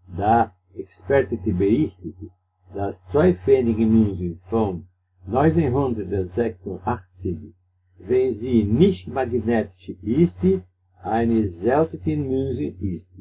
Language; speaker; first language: German; non-native, learner; Portuguese